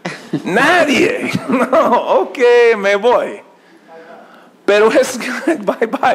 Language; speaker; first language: Spanish; non-native, learner; English